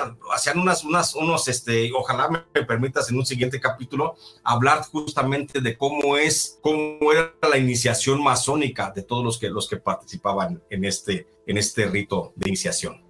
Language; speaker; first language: Spanish; native; Spanish